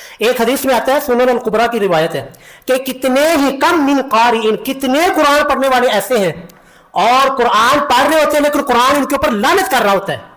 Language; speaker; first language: Urdu; non-native, local second language; Punjabi